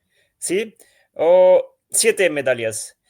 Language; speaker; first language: Spanish; non-native, learner; French